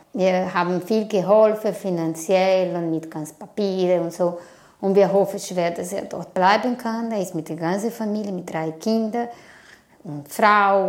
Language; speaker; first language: German; non-native, fluent; Portuguese